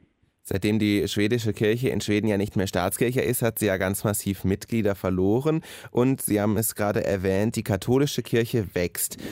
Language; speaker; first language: German; native; German